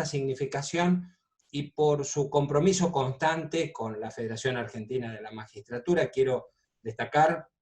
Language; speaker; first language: Spanish; native; Spanish